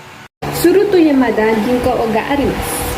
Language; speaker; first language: Japanese; non-native, learner; Filipino